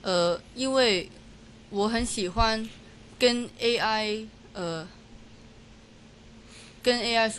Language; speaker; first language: Chinese; non-native, local second language; Cantonese